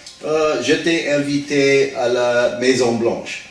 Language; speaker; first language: French; non-native, learner; English